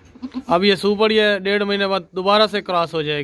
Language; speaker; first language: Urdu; non-native, local second language; Punjabi